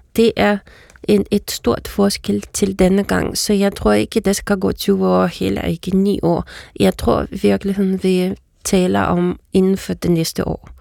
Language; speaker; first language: Danish; non-native, fluent; Russian